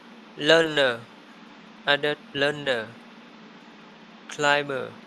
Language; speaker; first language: English; non-native, learner; Vietnamese